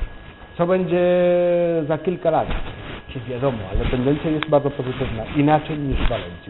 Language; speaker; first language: Polish; non-native, fluent; Catalan